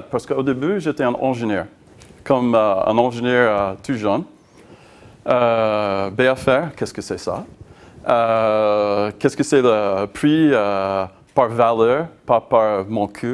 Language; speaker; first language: French; non-native, learner; English